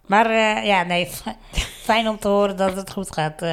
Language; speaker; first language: Dutch; native; Dutch